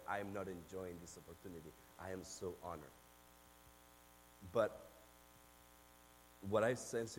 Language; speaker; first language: English; non-native, fluent; Spanish